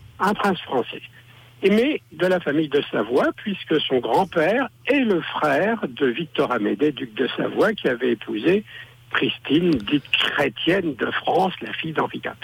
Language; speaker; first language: French; native; French